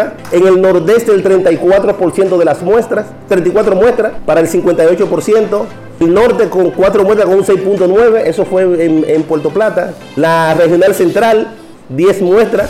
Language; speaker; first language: Spanish; native; Spanish